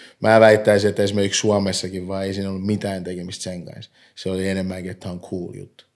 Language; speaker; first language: Finnish; early bilingual, other home language; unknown